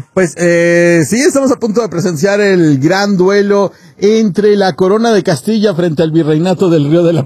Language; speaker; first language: Spanish; native; Spanish